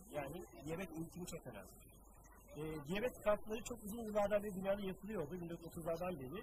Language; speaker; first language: Turkish; native; Turkish